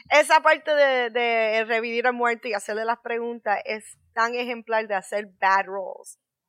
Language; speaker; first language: Spanish; native; Spanish